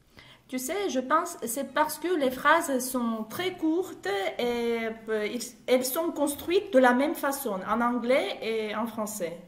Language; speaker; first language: French; non-native, fluent; Russian